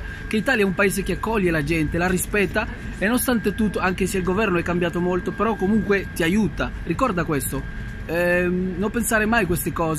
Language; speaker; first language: Italian; non-native, fluent; Spanish